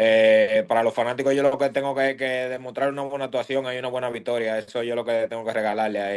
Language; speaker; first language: Spanish; native; Spanish